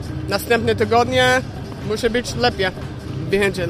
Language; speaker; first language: Polish; non-native, learner; English